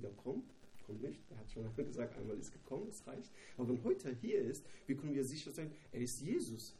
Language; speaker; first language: German; non-native, learner; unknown